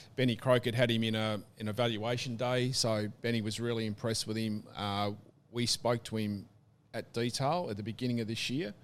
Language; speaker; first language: English; native; English